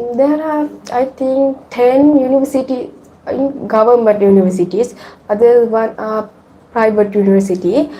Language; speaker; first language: English; non-native, learner; Sinhala